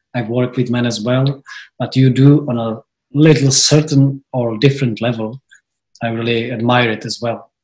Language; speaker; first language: English; non-native, fluent; Czech